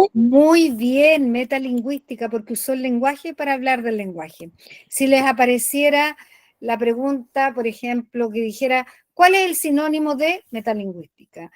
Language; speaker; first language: Spanish; native; Spanish